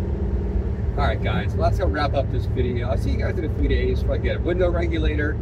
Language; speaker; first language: English; native; English